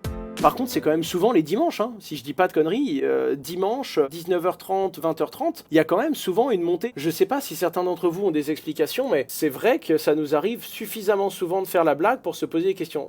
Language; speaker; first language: French; native; French